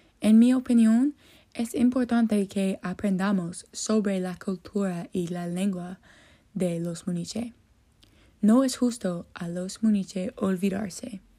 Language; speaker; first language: Spanish; non-native, learner; English